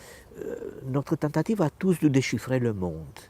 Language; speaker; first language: French; non-native, fluent; Romanian